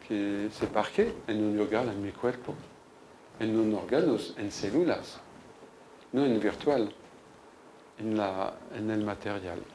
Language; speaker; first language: Spanish; non-native, fluent; French